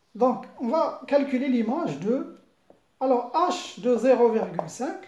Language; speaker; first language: French; non-native, local second language; Arabic